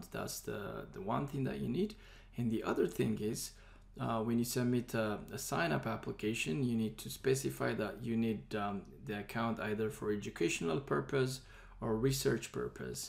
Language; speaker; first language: English; non-native, fluent; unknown